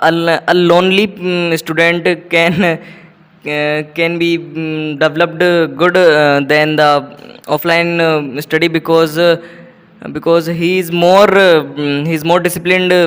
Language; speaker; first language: English; non-native, learner; Hindi